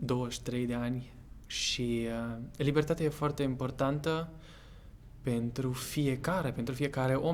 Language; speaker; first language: Romanian; early bilingual, heritage; Romanian